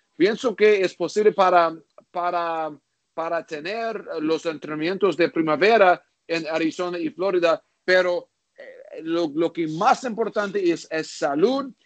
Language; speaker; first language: Spanish; non-native, learner; English